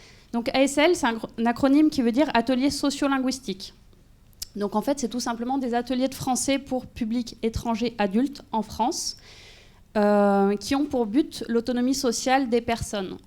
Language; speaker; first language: French; native; French